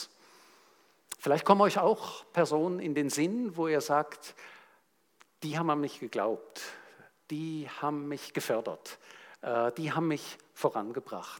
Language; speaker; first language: German; native; German